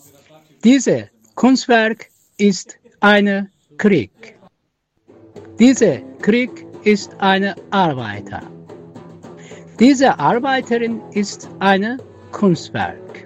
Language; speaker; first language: German; non-native, learner; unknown